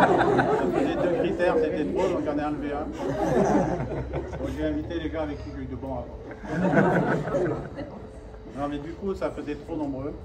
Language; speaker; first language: French; native; French